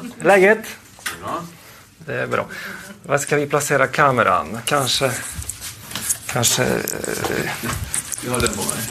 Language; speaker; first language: Swedish; non-native, fluent; Polish